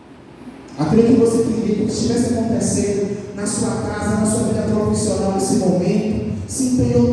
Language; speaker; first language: Portuguese; native; Portuguese